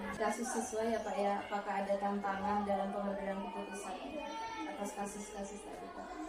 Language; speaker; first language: Indonesian; non-native, local second language; Madurese